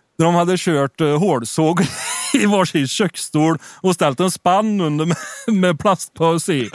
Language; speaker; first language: Swedish; native; Swedish